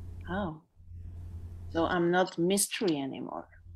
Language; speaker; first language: English; non-native, fluent; Polish